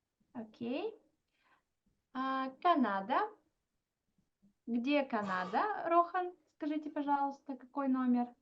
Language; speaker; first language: Russian; non-native, fluent; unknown